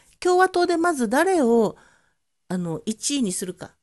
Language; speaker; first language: Japanese; native; Japanese